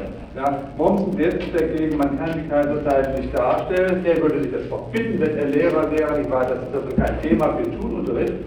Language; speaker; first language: German; native; German